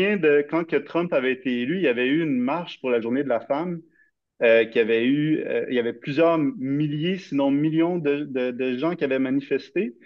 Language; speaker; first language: French; native; French